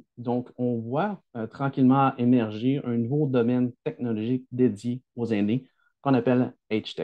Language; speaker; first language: French; native; French